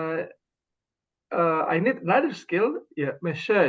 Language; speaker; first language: English; non-native, learner; Indonesian